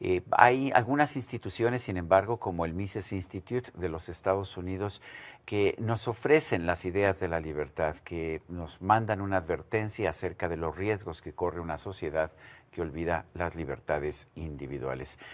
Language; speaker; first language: Spanish; native; Spanish